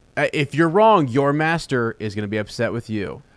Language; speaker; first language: English; native; English